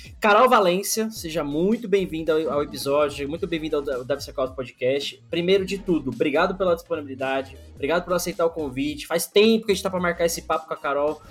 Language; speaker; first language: Portuguese; native; Portuguese